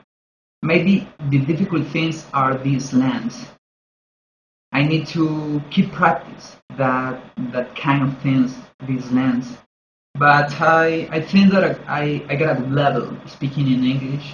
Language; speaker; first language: English; non-native, learner; Spanish